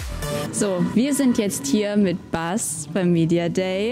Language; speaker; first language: German; native; German